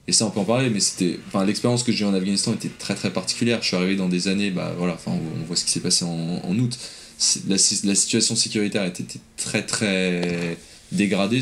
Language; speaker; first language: French; native; French